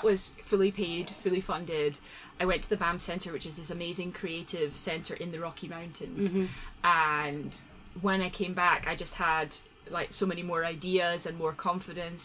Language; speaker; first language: English; native; English